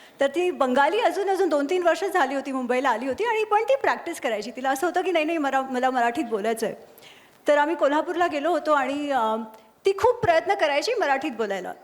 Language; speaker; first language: Marathi; non-native, local second language; Gujarati